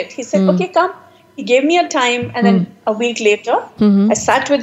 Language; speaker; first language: English; non-native, local second language; Punjabi